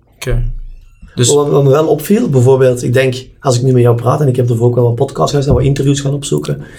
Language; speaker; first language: Dutch; native; Dutch